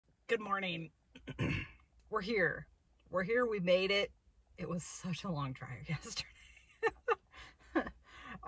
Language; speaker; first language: English; native; English